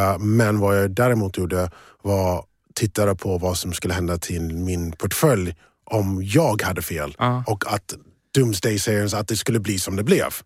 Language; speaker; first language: Swedish; early bilingual, other home language; English